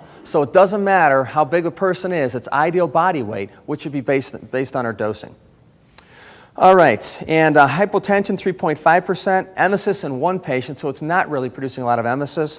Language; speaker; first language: English; native; English